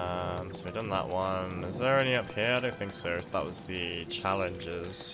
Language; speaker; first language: English; native; English